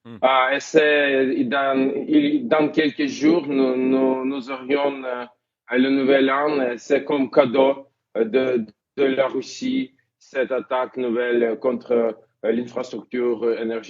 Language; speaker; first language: French; non-native, fluent; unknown